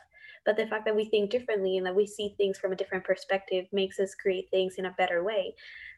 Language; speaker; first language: English; non-native, fluent; Spanish